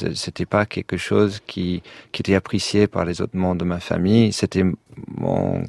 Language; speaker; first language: French; non-native, fluent; English